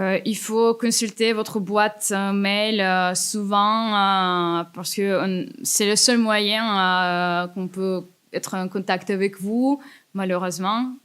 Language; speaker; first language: French; non-native, fluent; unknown